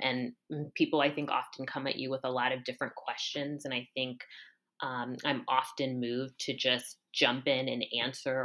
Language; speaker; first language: English; native; English